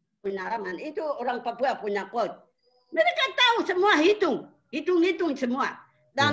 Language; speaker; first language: Indonesian; non-native, local second language; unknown